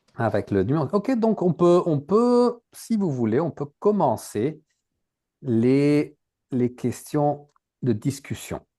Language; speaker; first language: French; native; French